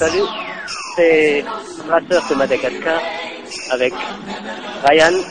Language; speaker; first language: French; non-native, local second language; Malagasy